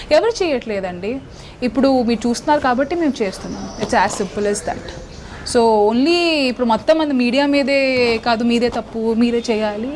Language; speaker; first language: Telugu; non-native, local second language; Hindi